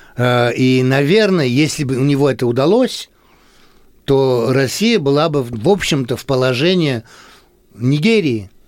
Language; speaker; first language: Russian; early bilingual, heritage; Russian